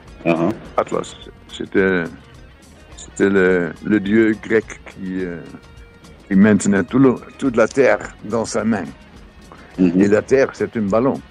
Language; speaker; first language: French; non-native, fluent; Dutch